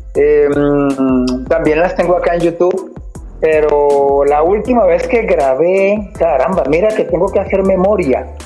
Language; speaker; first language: Spanish; native; Spanish